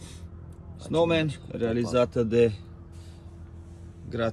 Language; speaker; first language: Romanian; native; Romanian